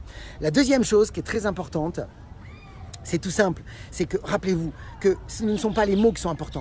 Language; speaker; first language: French; native; French